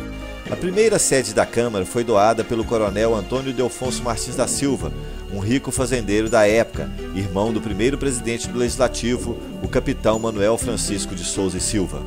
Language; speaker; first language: Portuguese; native; Portuguese